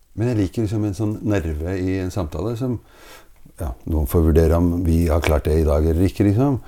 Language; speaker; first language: Norwegian; native; Norwegian